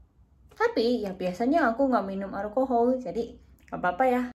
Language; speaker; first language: Indonesian; non-native, learner; Japanese